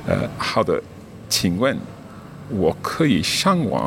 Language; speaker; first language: Chinese; non-native, learner; English